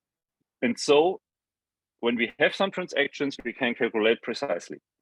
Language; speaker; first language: English; non-native, fluent; German